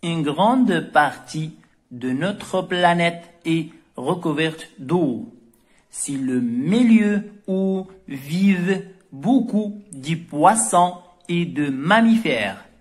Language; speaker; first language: French; non-native, local second language; Arabic